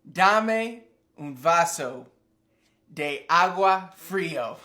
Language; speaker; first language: Spanish; non-native, learner; English